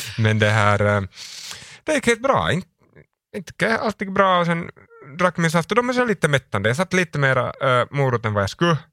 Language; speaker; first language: Swedish; non-native, local second language; Finnish